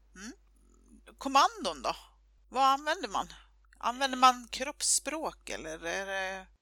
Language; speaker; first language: Swedish; native; Swedish